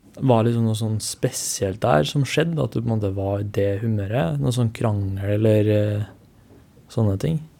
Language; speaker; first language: Norwegian; native; Norwegian